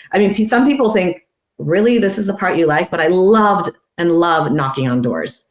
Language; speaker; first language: English; non-native, fluent; Persian